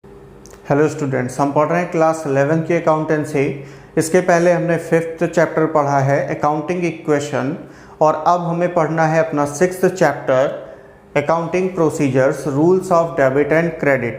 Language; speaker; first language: Hindi; native; Hindi